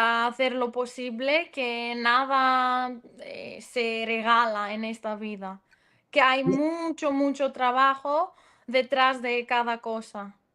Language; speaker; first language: Spanish; non-native, fluent; Greek